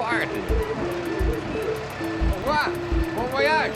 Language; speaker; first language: French; non-native, fluent; Dutch